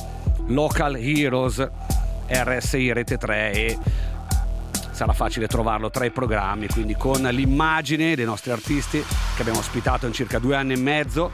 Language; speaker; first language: Italian; native; Italian